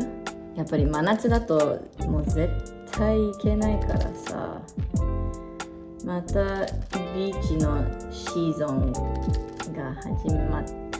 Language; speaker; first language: Japanese; early bilingual, heritage; English